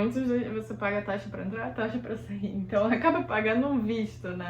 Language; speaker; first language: Portuguese; native; Portuguese